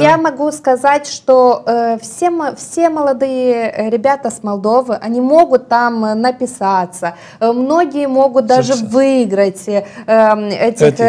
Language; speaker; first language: Russian; non-native, local second language; Romanian